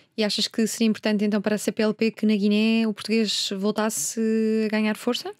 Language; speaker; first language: Portuguese; native; Portuguese